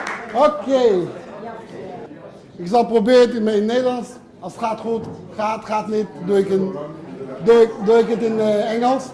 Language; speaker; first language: Dutch; non-native, learner; Hebrew